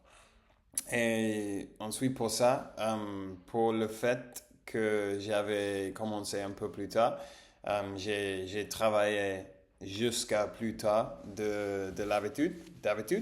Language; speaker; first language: French; non-native, learner; English